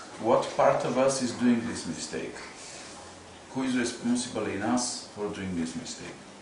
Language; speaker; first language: English; non-native, fluent; Bulgarian